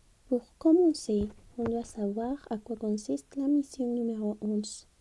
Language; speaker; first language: French; non-native, fluent; Spanish